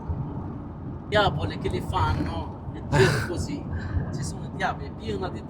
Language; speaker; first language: Italian; non-native, learner; Arabic